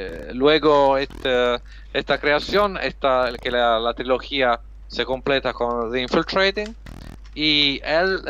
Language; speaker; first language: Spanish; non-native, fluent; Italian